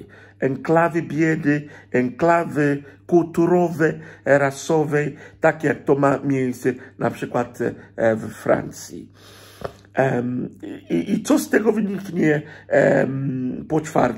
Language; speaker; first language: Polish; non-native, fluent; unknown